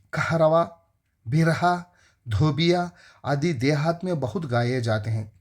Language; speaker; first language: Hindi; non-native, local second language; Telugu